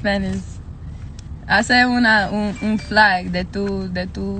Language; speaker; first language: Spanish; early bilingual, heritage; English